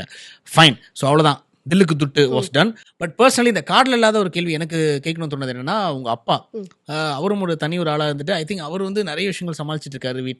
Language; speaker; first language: Tamil; native; Tamil